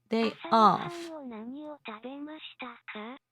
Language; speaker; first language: Japanese; non-native, learner; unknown